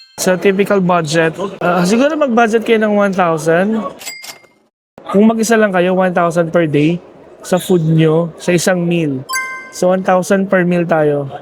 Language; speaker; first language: Filipino; native; Filipino